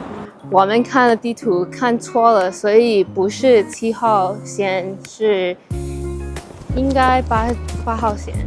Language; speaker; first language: Chinese; non-native, learner; English